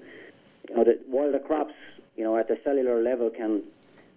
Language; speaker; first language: English; native; English